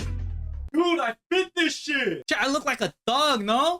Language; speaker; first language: English; native; English